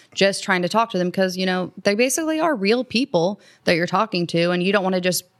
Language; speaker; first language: English; native; English